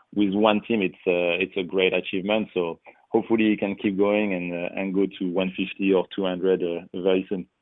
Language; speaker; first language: English; non-native, fluent; French